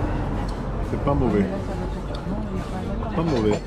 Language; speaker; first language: French; native; French